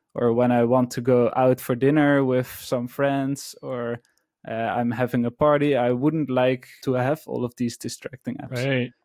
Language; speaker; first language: English; non-native, fluent; Dutch